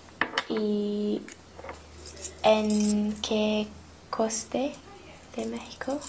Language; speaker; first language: Spanish; non-native, learner; English